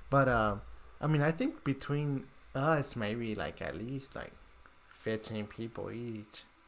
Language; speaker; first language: English; early bilingual, other home language; Spanish